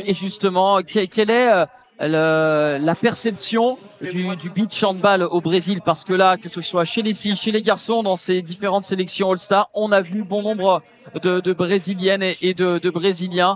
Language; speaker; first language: French; native; French